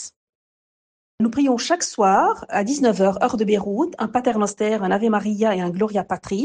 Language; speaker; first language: French; non-native, local second language; Arabic